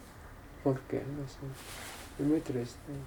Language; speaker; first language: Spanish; non-native, fluent; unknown